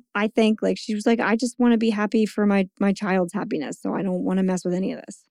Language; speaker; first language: English; native; English